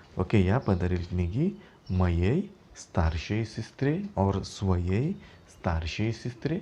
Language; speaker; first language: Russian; non-native, fluent; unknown